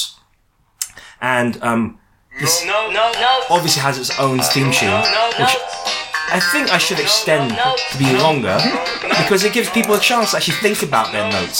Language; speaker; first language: English; native; English